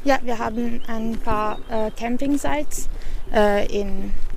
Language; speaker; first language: German; non-native, fluent; Italian